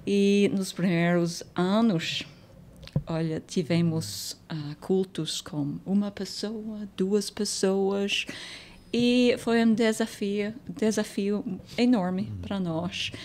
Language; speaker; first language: Portuguese; non-native, fluent; English